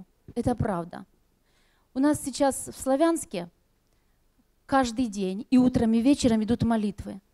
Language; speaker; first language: Russian; native; Russian